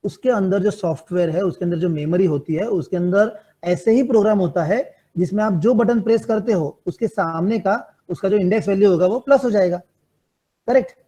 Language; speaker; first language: Hindi; non-native, local second language; Gujarati